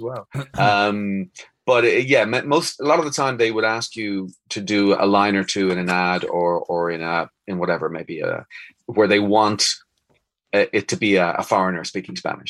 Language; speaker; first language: English; native; English